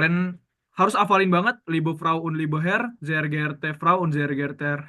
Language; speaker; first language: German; non-native, fluent; Indonesian